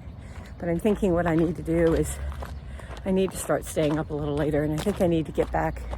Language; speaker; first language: English; native; English